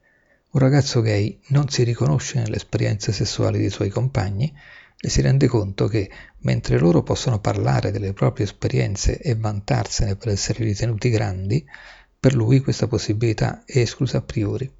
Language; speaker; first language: Italian; native; Italian